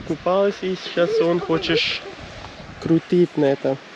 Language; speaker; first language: Russian; non-native, local second language; Kyrgyz